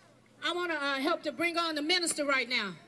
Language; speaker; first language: English; native; English